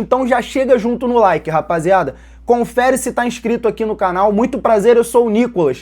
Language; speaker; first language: Portuguese; native; Portuguese